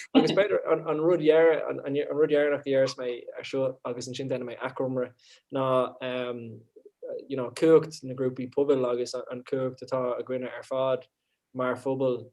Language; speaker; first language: Irish; non-native, local second language; English